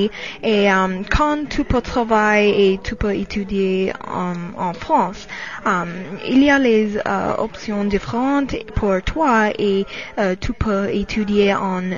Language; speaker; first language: French; non-native, learner; English